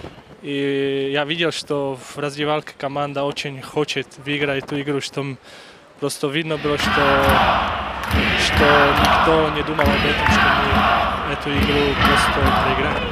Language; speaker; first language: Russian; non-native, local second language; Latvian